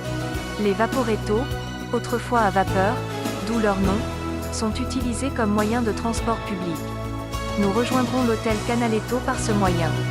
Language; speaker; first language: French; native; French